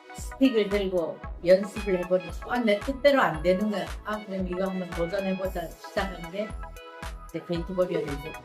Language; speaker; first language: Korean; native; Korean